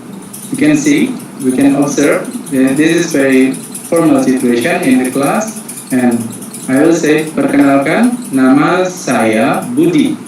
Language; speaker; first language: English; non-native, fluent; Indonesian